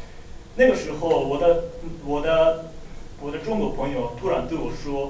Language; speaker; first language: Chinese; non-native, learner; Japanese